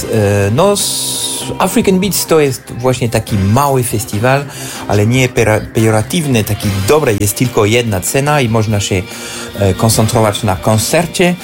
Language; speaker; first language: Polish; non-native, fluent; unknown